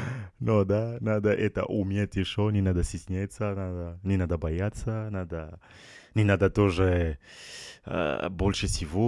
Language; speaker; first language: Russian; non-native, learner; French